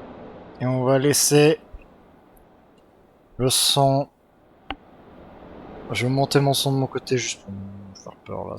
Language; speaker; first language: French; native; French